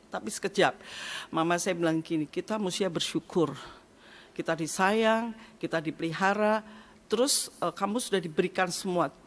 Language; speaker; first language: Indonesian; native; Indonesian